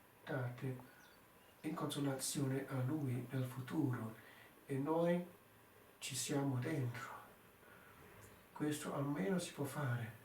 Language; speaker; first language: Italian; non-native, fluent; English